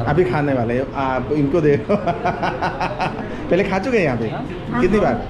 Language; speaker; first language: Hindi; non-native, local second language; Bangla